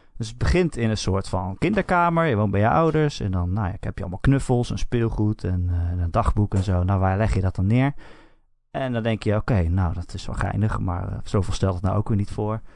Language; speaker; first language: Dutch; native; Dutch